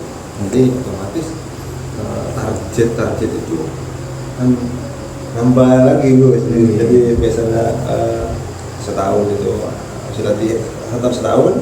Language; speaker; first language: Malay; non-native, local second language; Javanese